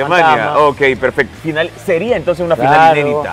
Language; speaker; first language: Spanish; native; Spanish